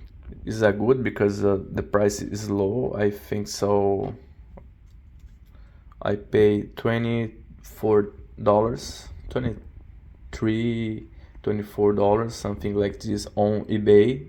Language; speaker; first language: English; non-native, learner; Portuguese